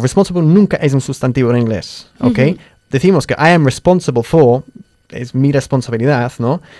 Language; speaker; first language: Spanish; non-native, fluent; English